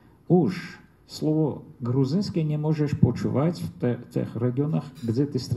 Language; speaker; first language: Slovak; non-native, fluent; Armenian